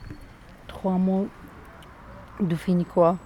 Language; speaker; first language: French; non-native, learner; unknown